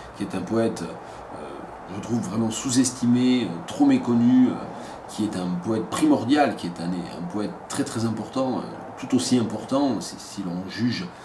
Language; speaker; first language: French; native; French